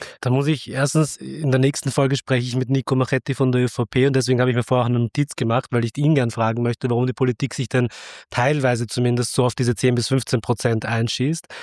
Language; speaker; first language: German; early bilingual, other home language; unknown